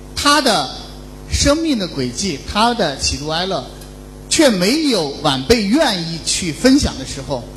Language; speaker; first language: Chinese; native; Chinese